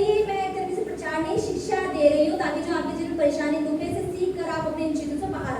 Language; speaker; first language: Hindi; native; Hindi